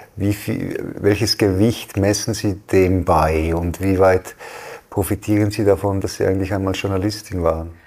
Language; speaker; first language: German; native; German